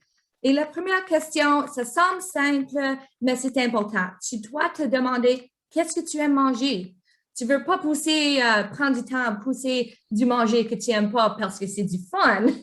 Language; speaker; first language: French; non-native, local second language; English